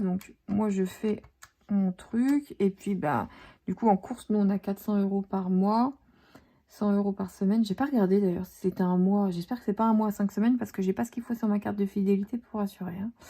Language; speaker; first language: French; native; French